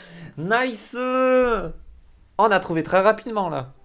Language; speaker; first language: French; native; French